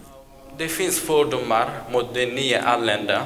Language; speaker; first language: Swedish; non-native, learner; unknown